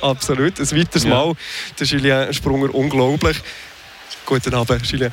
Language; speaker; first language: German; native; German